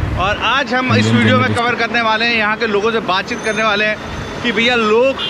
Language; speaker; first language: Hindi; native; Hindi